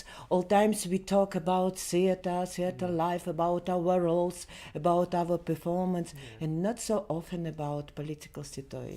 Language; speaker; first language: English; non-native, learner; Belarusian